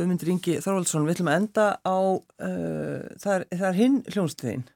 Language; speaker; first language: Icelandic; native; Icelandic